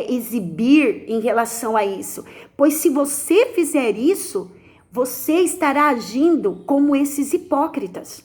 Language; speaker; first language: Portuguese; native; Portuguese